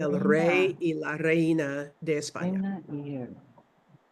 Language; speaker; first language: Spanish; non-native, fluent; English